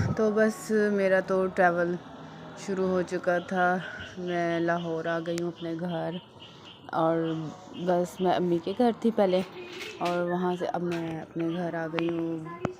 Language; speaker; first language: Urdu; native; Urdu